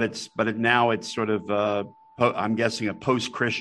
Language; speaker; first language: English; native; English